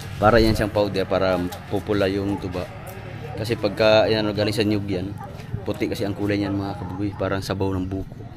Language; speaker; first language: Filipino; non-native, local second language; Cebuano